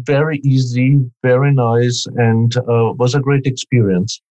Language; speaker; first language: English; non-native, fluent; Portuguese